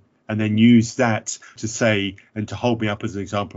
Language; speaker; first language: English; native; English